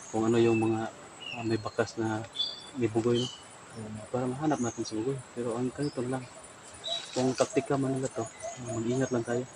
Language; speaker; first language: Filipino; native; Filipino